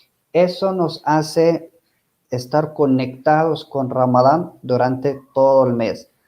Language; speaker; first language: Spanish; non-native, fluent; Arabic